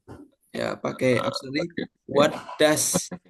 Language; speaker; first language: English; non-native, fluent; Indonesian